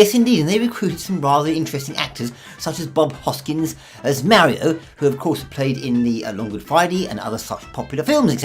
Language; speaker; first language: English; native; English